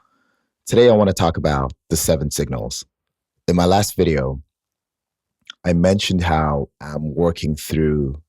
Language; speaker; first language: English; native; English